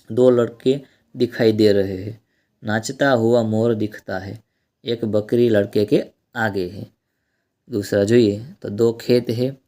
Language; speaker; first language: Hindi; non-native, local second language; Gujarati